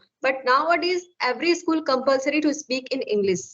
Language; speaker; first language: English; non-native, learner; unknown